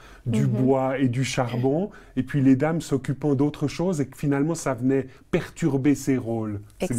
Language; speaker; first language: French; native; French